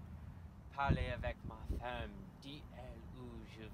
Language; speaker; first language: French; non-native, learner; English